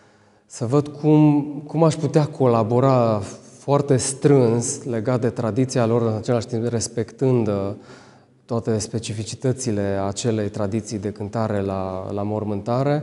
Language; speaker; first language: Romanian; native; Romanian